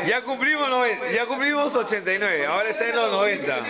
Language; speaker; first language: Spanish; native; Spanish